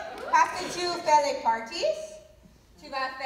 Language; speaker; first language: French; non-native, learner; English